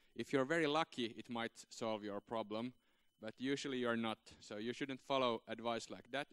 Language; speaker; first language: English; non-native, fluent; Finnish